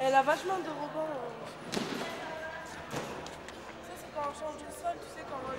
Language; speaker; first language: French; native; French